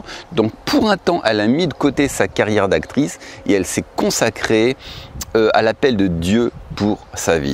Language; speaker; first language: French; native; French